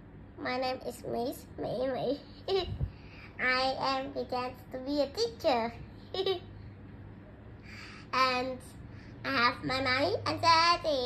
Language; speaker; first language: English; non-native, learner; Vietnamese